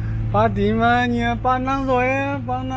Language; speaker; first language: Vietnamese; non-native, learner; Chinese